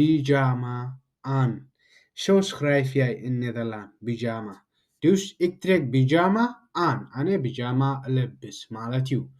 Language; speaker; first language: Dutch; non-native, learner; Tigrinya